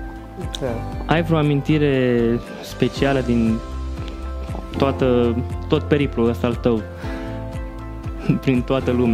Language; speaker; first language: Romanian; native; Romanian